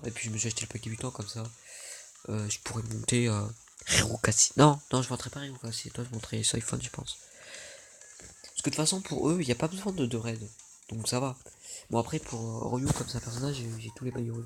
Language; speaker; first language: French; native; French